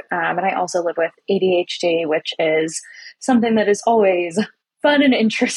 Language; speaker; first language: English; native; English